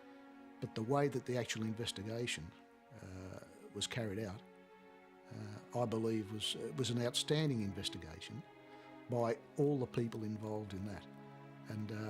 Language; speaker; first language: English; native; English